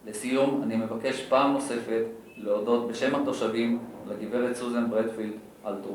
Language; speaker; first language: Hebrew; native; Hebrew